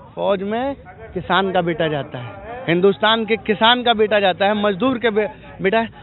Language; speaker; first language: Hindi; native; Hindi